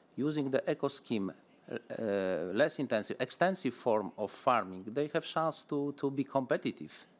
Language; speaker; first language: English; non-native, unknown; Polish